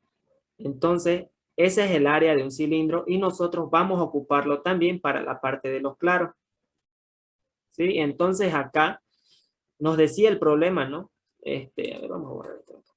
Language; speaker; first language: Spanish; native; Spanish